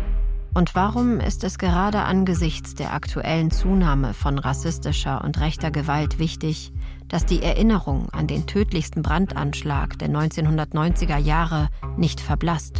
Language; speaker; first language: German; native; German